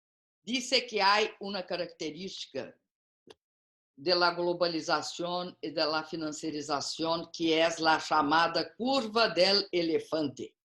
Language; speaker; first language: Spanish; non-native, learner; Portuguese